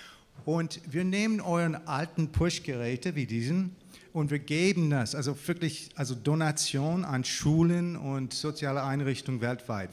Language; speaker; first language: German; non-native, fluent; English